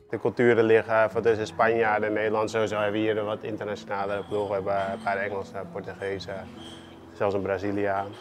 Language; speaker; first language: Dutch; native; Dutch